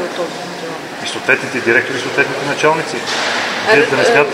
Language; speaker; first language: Bulgarian; native; Bulgarian